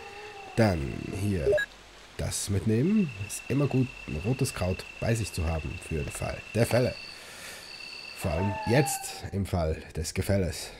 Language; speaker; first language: German; native; German